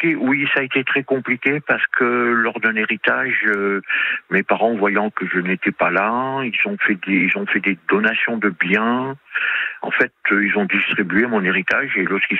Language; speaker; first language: French; native; French